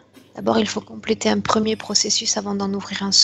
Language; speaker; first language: French; native; French